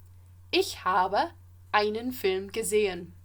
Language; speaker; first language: German; non-native, fluent; English